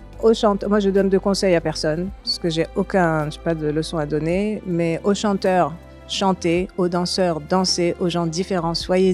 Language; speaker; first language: French; non-native, local second language; Arabic